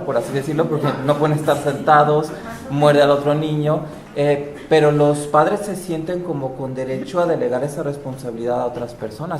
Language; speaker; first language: Spanish; native; Spanish